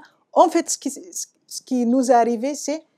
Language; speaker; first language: French; non-native, fluent; Arabic